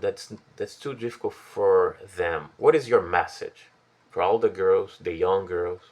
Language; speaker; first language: English; non-native, fluent; Portuguese